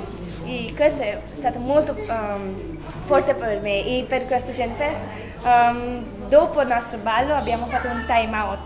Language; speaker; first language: Italian; non-native, fluent; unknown